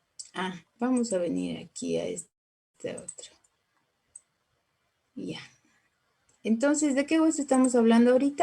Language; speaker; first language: Spanish; native; Spanish